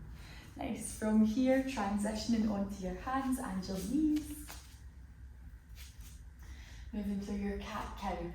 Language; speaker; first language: English; native; English